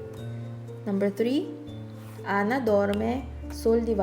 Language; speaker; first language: Italian; non-native, learner; Filipino